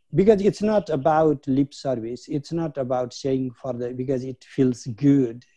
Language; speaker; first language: English; non-native, local second language; Nepali